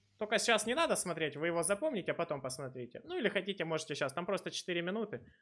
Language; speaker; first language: Russian; native; Russian